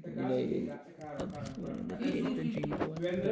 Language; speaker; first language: Italian; non-native, learner; Punjabi